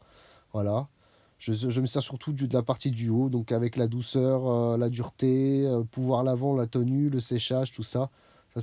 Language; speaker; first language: French; native; French